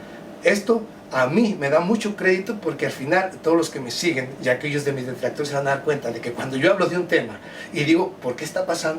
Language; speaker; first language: Spanish; native; Spanish